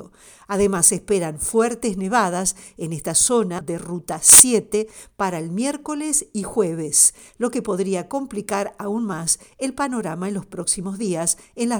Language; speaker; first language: Spanish; native; Spanish